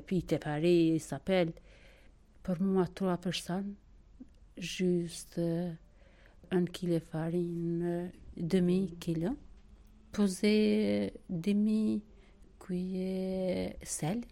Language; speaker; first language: French; non-native, learner; Albanian